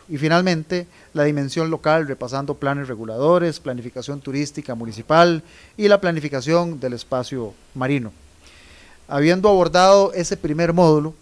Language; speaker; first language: Spanish; native; Spanish